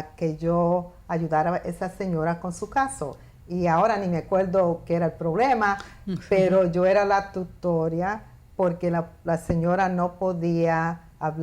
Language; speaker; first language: Spanish; early bilingual, heritage; Spanish